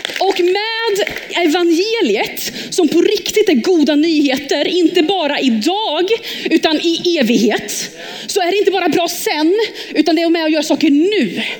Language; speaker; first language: Swedish; early bilingual, heritage; Swedish